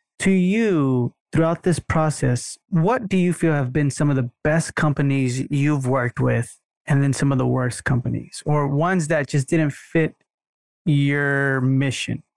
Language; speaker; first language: English; native; English